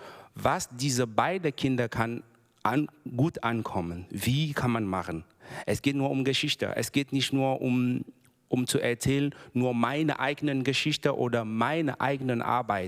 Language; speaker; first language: German; non-native, learner; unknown